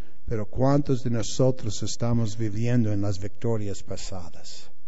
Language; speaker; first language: Spanish; non-native, fluent; English